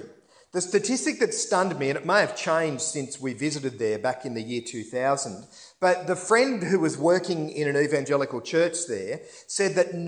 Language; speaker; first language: English; native; English